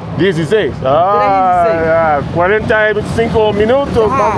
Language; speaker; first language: Spanish; non-native, learner; English